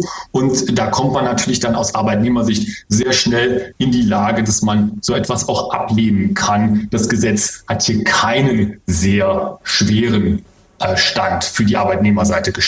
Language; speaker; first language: German; native; German